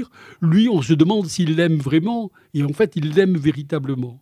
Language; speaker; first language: French; native; French